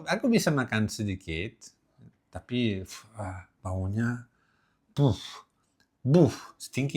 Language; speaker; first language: Indonesian; non-native, learner; Catalan